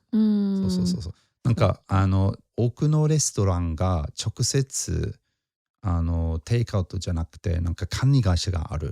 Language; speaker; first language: Japanese; non-native, fluent; English